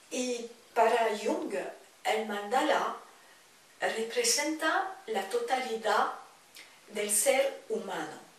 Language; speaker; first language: Spanish; non-native, fluent; French